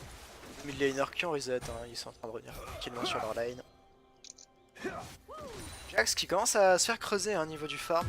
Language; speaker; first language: French; native; French